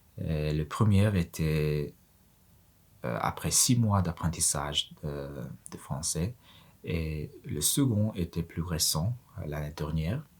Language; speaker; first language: French; non-native, fluent; Mongolian